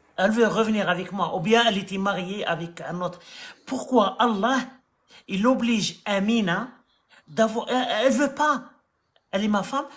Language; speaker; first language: French; non-native, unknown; Arabic